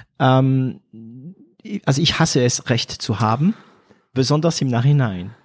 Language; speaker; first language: German; non-native, fluent; French